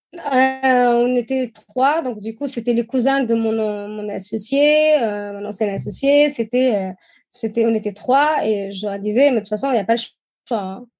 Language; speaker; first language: French; non-native, fluent; Arabic